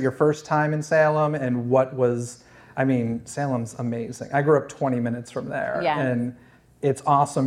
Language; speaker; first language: English; native; English